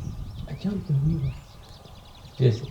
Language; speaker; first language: English; non-native, fluent; French